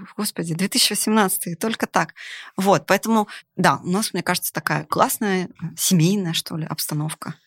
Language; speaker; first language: Russian; native; Russian